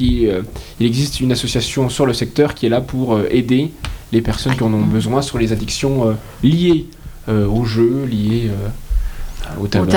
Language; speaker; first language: French; native; French